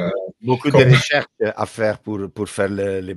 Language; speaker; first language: French; non-native, learner; Italian